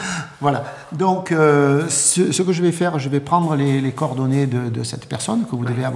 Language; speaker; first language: French; native; French